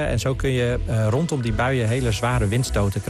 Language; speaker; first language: Dutch; native; Dutch